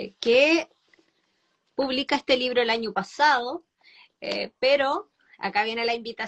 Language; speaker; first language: Spanish; native; Spanish